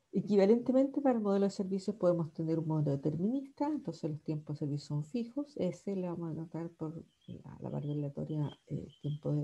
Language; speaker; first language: Spanish; native; Spanish